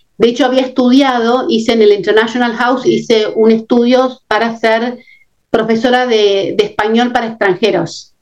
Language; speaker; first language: Spanish; native; Spanish